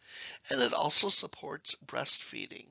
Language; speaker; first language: English; native; English